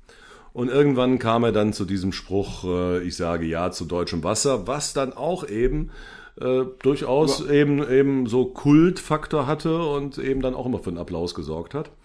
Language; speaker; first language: German; native; German